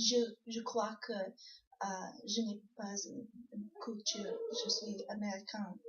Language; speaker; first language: French; non-native, learner; English